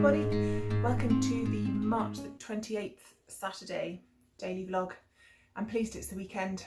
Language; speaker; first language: English; native; English